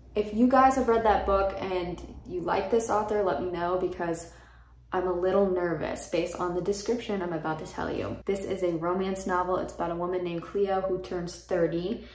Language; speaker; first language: English; native; English